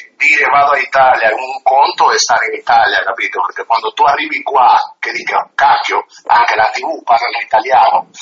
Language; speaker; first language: Italian; early bilingual, other home language; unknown